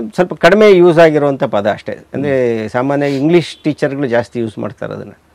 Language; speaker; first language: Kannada; native; Kannada